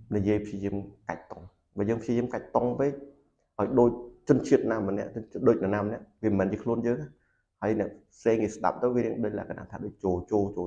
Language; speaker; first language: Khmer; native; Khmer